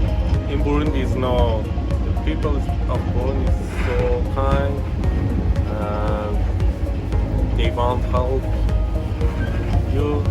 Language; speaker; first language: English; non-native, learner; Persian